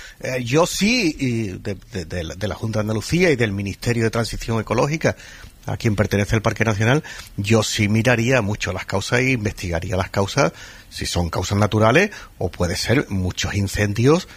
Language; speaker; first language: Spanish; native; Spanish